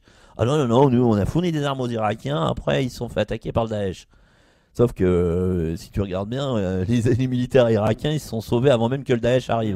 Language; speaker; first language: French; native; French